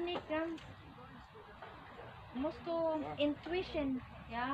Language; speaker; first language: German; non-native, fluent; Cebuano